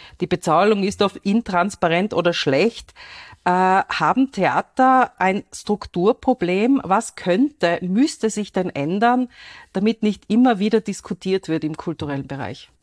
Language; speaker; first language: German; native; German